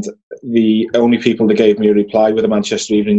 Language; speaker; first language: English; native; English